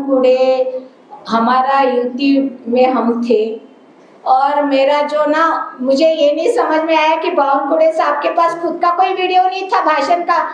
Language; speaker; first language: Hindi; non-native, local second language; Marathi